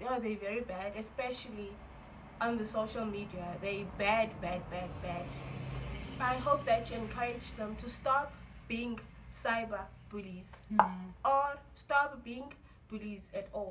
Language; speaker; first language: English; non-native, local second language; Xhosa